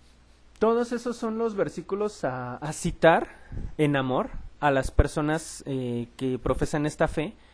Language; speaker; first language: Spanish; native; Spanish